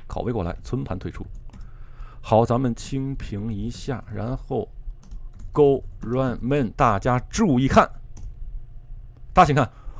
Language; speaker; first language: Chinese; native; Chinese